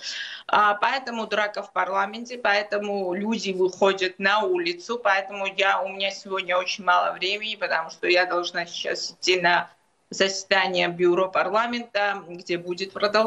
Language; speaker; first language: Russian; non-native, local second language; Georgian